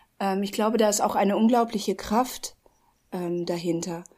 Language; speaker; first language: German; native; German